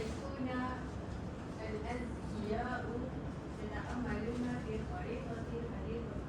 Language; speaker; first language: Arabic; non-native, learner; Malay